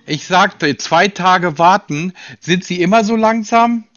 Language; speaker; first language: German; native; German